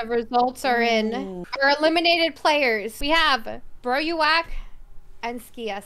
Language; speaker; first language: English; native; English